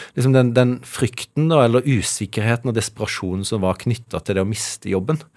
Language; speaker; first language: Norwegian; native; Norwegian